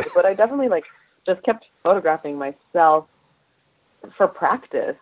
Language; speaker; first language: English; early bilingual, other home language; Polish